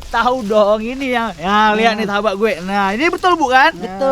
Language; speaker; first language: Indonesian; native; Indonesian